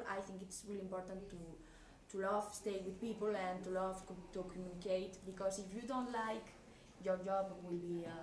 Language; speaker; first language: English; non-native, learner; Spanish